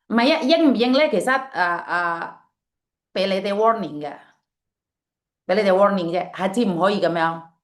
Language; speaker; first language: Chinese; non-native, fluent; Indonesian